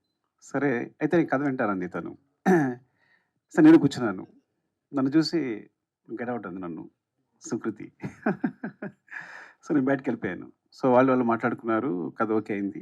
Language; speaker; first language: Telugu; native; Telugu